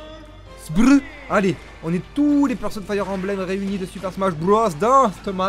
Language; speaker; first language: French; native; French